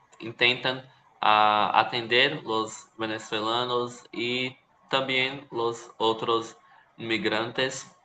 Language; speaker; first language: Spanish; non-native, learner; Portuguese